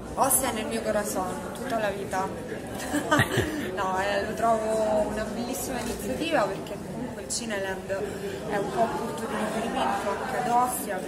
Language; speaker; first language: Italian; native; Italian